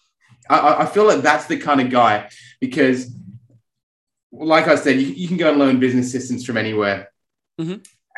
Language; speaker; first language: English; native; English